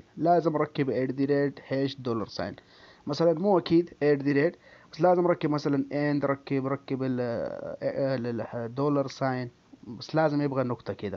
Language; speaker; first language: Arabic; non-native, learner; Urdu